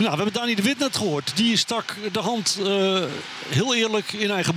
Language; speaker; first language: Dutch; native; Dutch